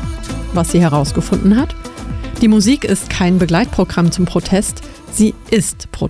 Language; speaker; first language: German; native; German